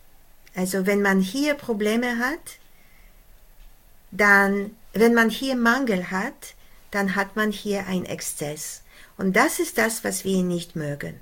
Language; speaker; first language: German; non-native, fluent; Polish